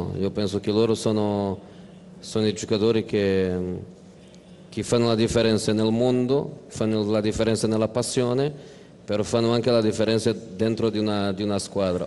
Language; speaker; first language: Italian; non-native, fluent; Portuguese